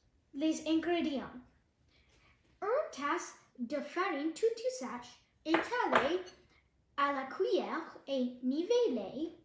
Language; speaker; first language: French; non-native, learner; Tamil